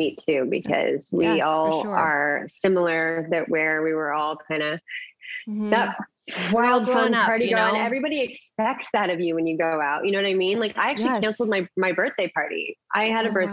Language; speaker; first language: English; early bilingual, other home language; Italian